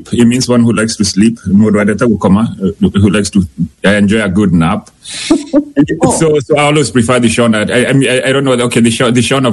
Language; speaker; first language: English; non-native, local second language; Kikuyu